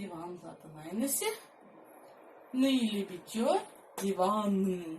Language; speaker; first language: Turkish; non-native, fluent; Russian